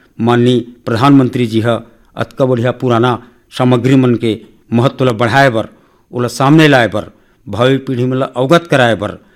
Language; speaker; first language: Hindi; non-native, local second language; Chhattisgarhi